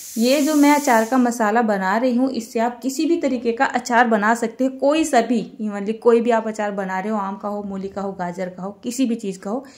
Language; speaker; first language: Hindi; native; Hindi